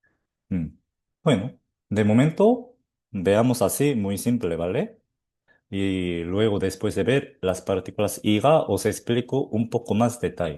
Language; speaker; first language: Spanish; non-native, fluent; Korean